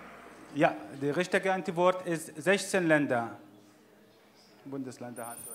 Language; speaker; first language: German; non-native, fluent; Arabic